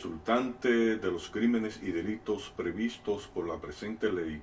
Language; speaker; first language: Spanish; native; Spanish